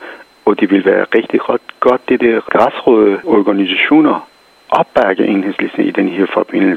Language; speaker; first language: Danish; non-native, fluent; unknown